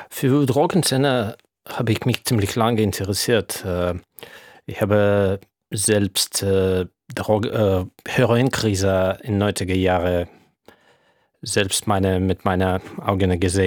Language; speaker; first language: German; non-native, fluent; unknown